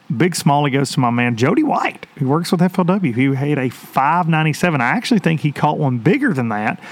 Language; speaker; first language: English; native; English